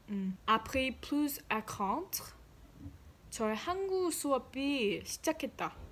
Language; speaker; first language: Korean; non-native, learner; English